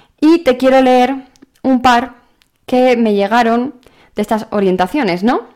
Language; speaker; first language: Spanish; native; Spanish